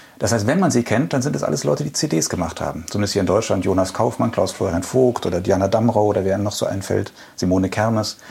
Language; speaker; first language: German; native; German